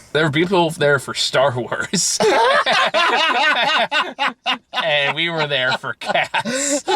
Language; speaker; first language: English; native; English